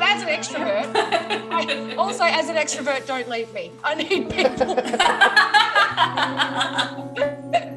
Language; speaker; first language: English; native; English